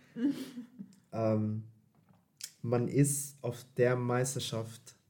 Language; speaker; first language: German; early bilingual, other home language; Filipino